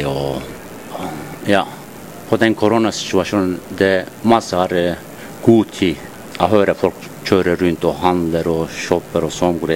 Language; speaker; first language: Norwegian; non-native, learner; Turkish